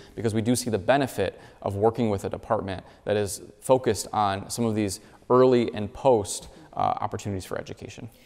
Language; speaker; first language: English; native; English